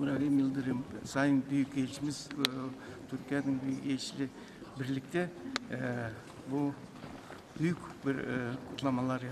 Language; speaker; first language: Turkish; non-native, learner; Kazakh